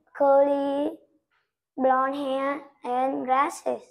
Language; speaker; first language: English; non-native, learner; Vietnamese